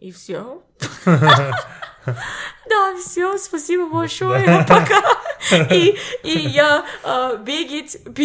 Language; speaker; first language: Russian; non-native, learner; English